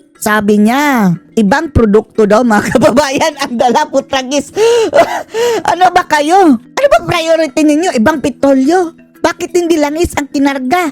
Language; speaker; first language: Filipino; native; Filipino